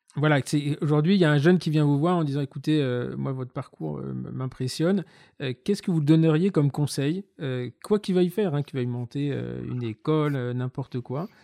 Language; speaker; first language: French; native; French